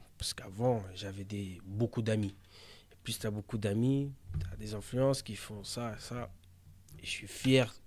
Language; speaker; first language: French; early bilingual, other home language; Portuguese